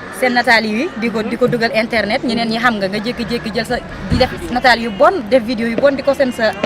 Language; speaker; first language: Wolof; non-native, local second language; Jola-Fonyi